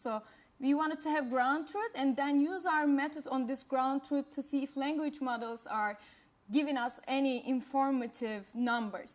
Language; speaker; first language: English; non-native, fluent; Turkish